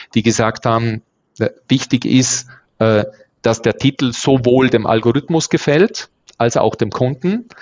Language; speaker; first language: German; native; German